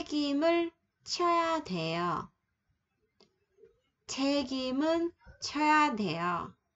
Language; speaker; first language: Korean; non-native, fluent; Vietnamese